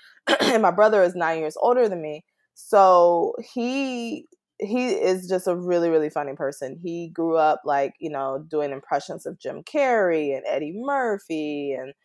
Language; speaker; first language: English; native; English